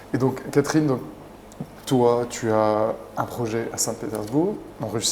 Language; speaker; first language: French; native; French